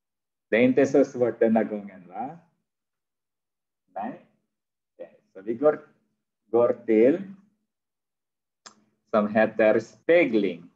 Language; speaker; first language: Swedish; non-native, fluent; Arabic